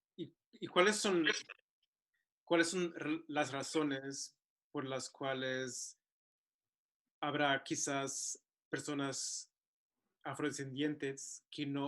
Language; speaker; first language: Spanish; non-native, fluent; English